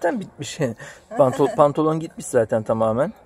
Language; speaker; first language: Turkish; native; Turkish